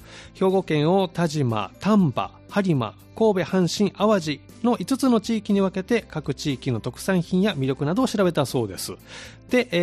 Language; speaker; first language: Japanese; native; Japanese